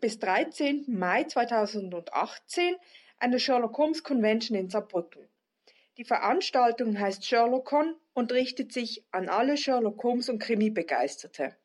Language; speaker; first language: German; native; German